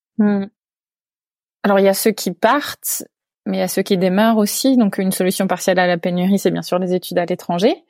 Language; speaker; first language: French; native; French